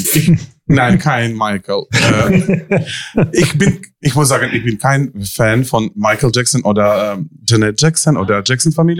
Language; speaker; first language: German; non-native, learner; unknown